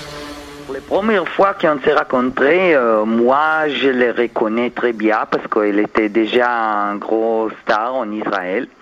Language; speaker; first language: French; non-native, learner; Hebrew